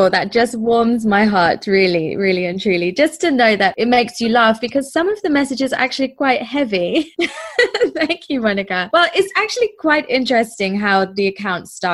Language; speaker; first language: English; native; English